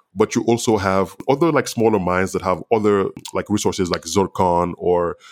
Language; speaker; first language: English; non-native, fluent; Wolof